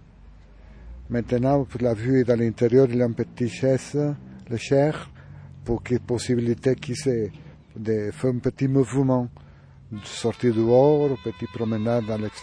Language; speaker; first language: French; non-native, learner; Spanish